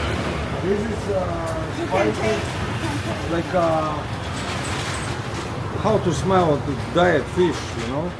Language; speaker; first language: English; non-native, learner; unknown